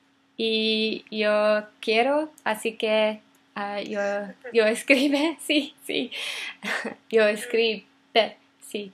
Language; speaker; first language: Spanish; non-native, learner; English